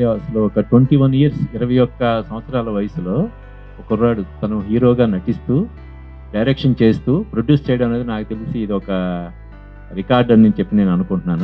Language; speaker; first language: Telugu; native; Telugu